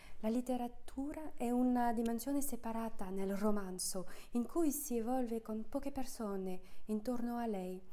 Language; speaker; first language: Italian; non-native, fluent; French